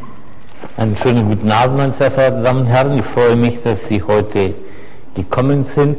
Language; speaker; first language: German; non-native, fluent; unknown